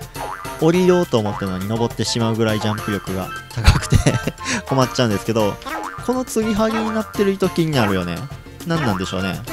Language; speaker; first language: Japanese; native; Japanese